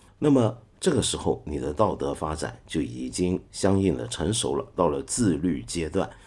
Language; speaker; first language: Chinese; non-native, local second language; Cantonese